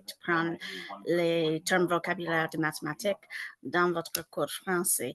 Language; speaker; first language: French; non-native, local second language; English